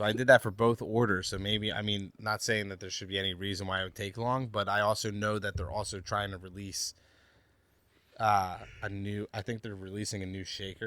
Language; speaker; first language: English; native; English